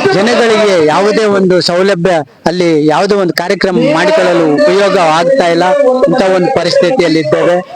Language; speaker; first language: Kannada; non-native, local second language; Lambadi